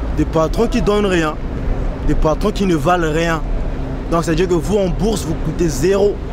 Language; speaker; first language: French; early bilingual, other home language; Lingala